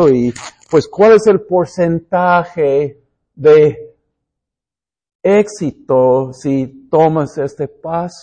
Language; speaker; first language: Spanish; non-native, fluent; English